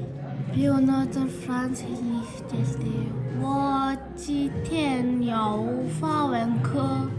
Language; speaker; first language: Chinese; non-native, learner; Mongolian